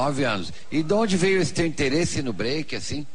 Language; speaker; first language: Portuguese; native; Portuguese